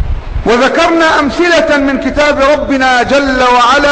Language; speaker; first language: Arabic; native; Arabic